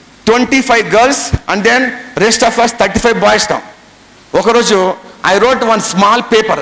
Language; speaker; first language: English; non-native, local second language; Telugu